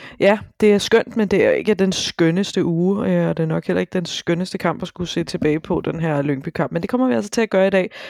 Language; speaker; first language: Danish; native; Danish